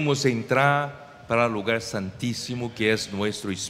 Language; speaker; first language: Spanish; non-native, fluent; Portuguese